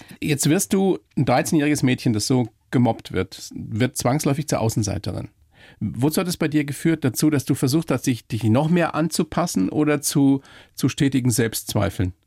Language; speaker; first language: German; native; German